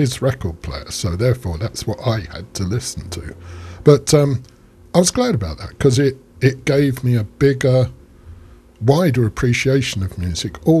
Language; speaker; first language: English; native; English